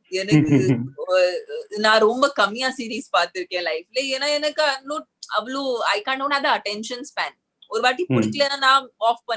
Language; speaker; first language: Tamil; non-native, local second language; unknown